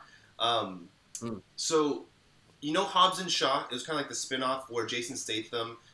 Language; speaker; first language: English; native; English